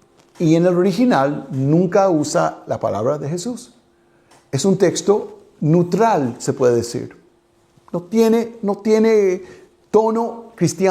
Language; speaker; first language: Spanish; non-native, fluent; English